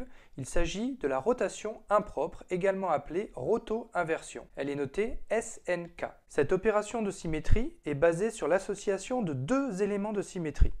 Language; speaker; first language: French; native; French